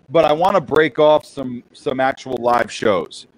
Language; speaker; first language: English; native; English